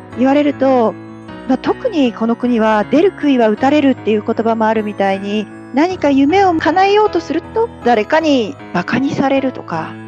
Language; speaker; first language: Japanese; native; Japanese